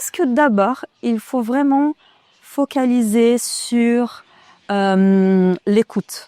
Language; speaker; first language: French; non-native, fluent; Portuguese